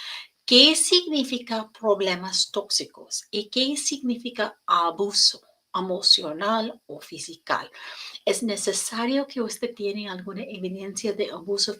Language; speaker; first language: Spanish; non-native, learner; English